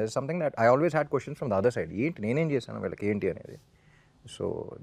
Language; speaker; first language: Telugu; native; Telugu